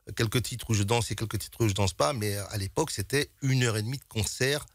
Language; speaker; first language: French; native; French